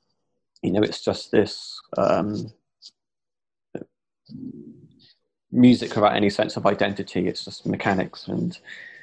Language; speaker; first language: English; native; English